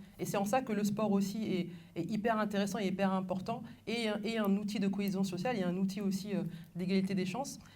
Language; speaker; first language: French; early bilingual, other home language; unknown